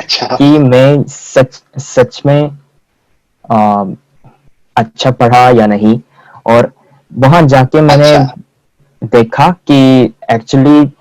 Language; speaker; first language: Hindi; non-native, fluent; Korean